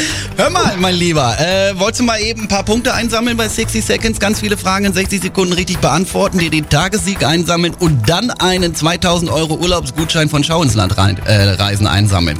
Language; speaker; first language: German; native; German